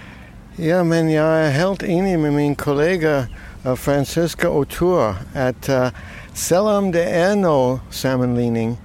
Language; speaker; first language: Danish; non-native, fluent; English